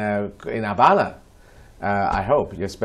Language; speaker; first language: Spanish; non-native, learner; English